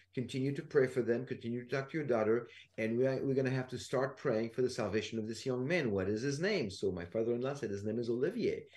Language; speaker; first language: English; non-native, fluent; French